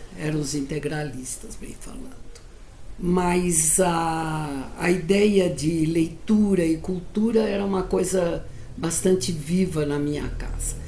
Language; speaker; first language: Portuguese; early bilingual, other home language; Yiddish